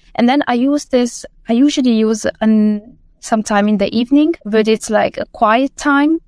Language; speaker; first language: English; non-native, fluent; Romanian